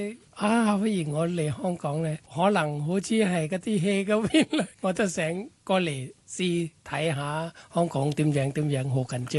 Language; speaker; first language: Cantonese; non-native, fluent; Thai